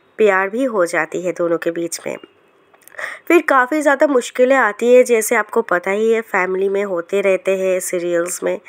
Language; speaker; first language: Hindi; non-native, local second language; Bangla